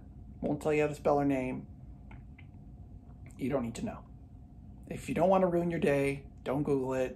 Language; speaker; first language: English; native; English